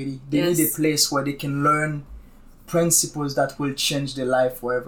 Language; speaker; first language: English; non-native, fluent; Haitian Creole